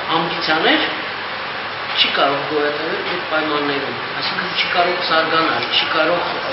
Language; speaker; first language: Armenian; native; Armenian